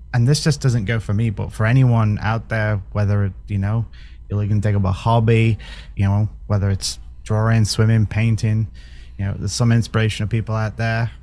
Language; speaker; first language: English; native; English